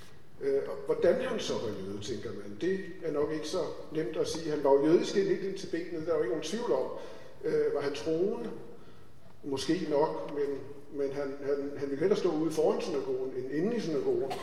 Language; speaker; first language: Danish; native; Danish